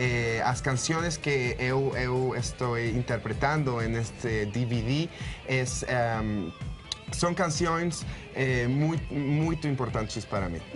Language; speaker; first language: Portuguese; non-native, learner; Spanish